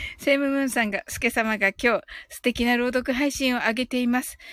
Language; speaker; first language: Japanese; native; Japanese